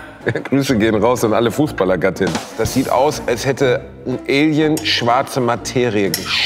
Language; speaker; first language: German; native; German